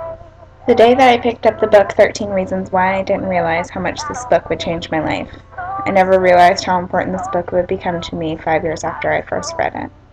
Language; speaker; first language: English; native; English